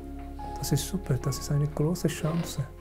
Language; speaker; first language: German; non-native, learner; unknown